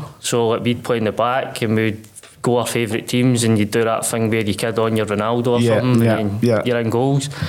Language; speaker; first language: English; native; English